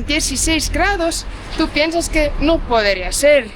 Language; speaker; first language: Spanish; non-native, fluent; Estonian